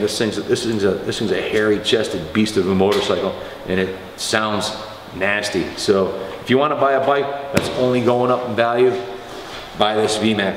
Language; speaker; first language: English; native; English